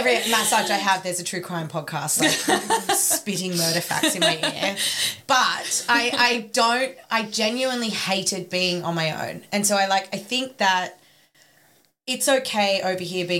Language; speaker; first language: English; native; English